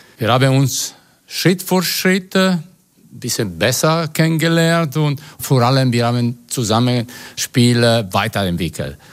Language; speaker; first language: German; non-native, fluent; Italian